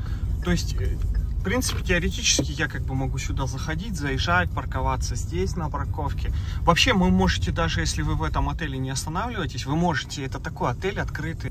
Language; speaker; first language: Russian; native; Russian